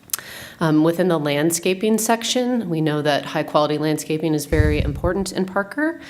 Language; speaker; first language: English; native; English